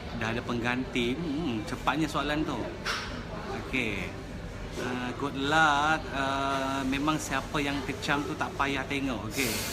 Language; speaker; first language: Malay; native; Malay